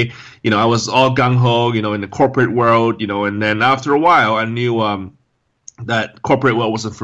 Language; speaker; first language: English; non-native, local second language; Cantonese